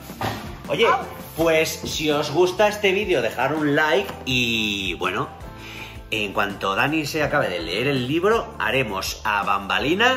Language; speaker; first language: Spanish; native; Spanish